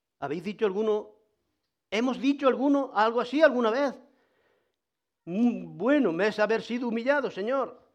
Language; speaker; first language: Spanish; native; Spanish